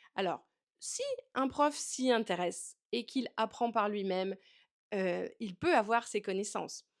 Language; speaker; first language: French; native; French